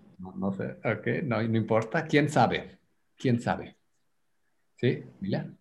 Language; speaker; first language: Spanish; native; Spanish